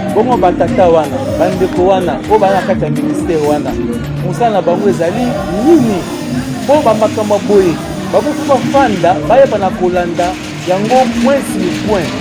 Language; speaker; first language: Lingala; native; Lingala